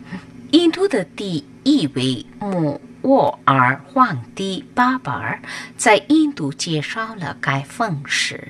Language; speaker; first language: Chinese; non-native, learner; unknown